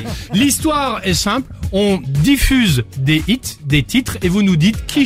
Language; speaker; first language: French; native; French